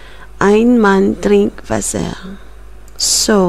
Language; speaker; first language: German; non-native, learner; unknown